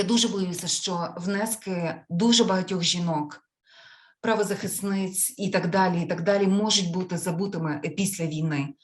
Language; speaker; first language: Ukrainian; native; Ukrainian